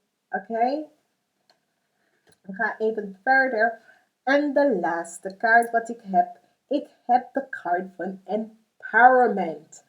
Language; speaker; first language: Dutch; non-native, fluent; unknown